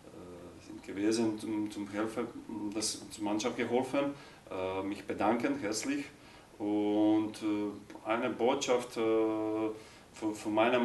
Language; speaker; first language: German; non-native, learner; Croatian